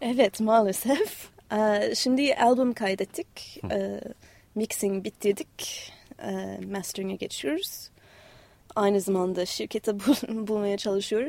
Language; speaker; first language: Turkish; non-native, learner; English